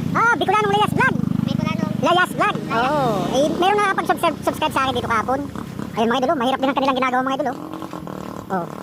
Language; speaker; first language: Filipino; non-native, local second language; Bikol